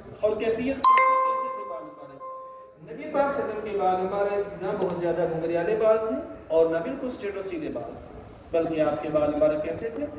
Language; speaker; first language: Urdu; native; Urdu